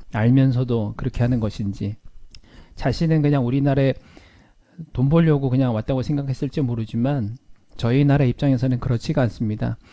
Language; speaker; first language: Korean; native; Korean